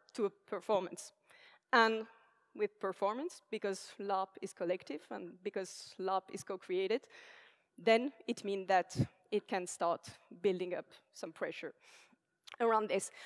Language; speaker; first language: English; non-native, fluent; French